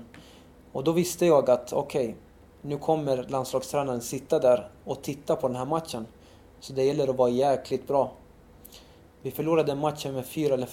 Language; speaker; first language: Swedish; early bilingual, other home language; Arabic